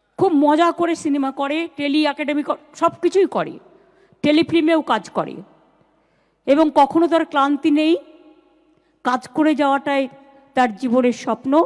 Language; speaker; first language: Bangla; native; Bangla